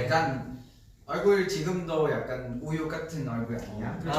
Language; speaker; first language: Korean; non-native, fluent; Vietnamese